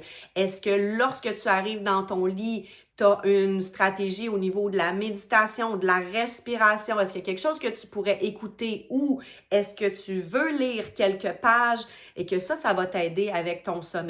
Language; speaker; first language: French; native; French